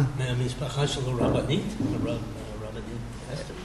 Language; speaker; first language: Hebrew; non-native, learner; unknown